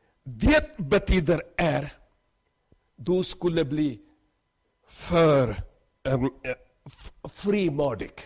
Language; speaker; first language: Swedish; non-native, learner; Urdu